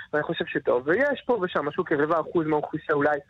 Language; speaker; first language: Hebrew; non-native, fluent; French